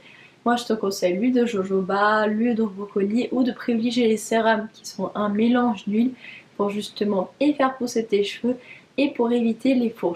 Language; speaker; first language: French; native; French